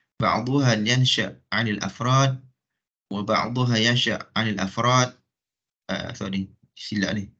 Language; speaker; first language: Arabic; non-native, fluent; Malay